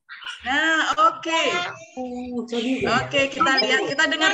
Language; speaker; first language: Indonesian; native; Indonesian